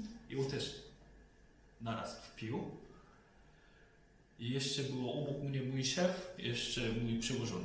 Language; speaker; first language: Polish; non-native, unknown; Korean